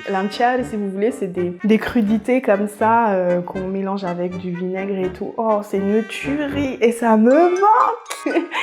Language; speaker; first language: French; non-native, local second language; Malagasy